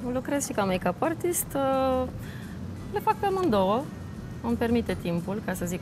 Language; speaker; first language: Romanian; native; Romanian